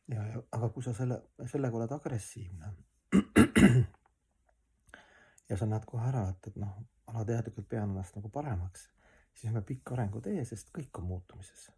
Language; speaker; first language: Estonian; native; Estonian